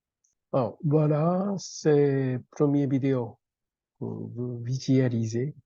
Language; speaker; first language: French; non-native, fluent; Japanese